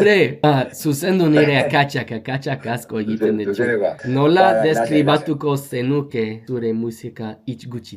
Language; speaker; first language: Basque; non-native, learner; English